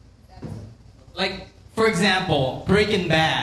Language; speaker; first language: English; non-native, fluent; Korean